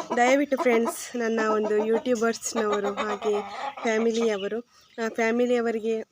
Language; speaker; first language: Kannada; non-native, local second language; Tulu